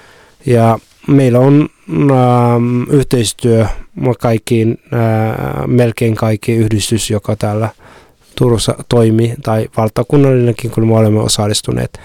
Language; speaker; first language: Finnish; non-native, fluent; Somali